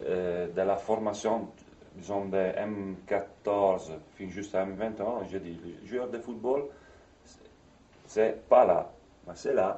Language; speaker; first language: French; non-native, fluent; Italian